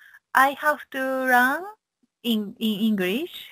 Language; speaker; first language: English; non-native, learner; Japanese